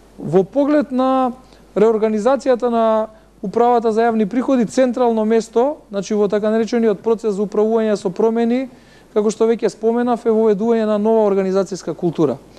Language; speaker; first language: Macedonian; native; Macedonian